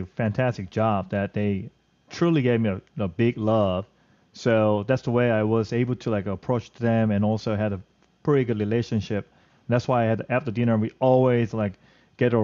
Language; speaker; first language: English; non-native, fluent; Korean